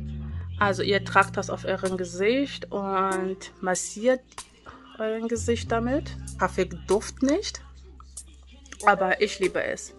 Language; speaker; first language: German; non-native, fluent; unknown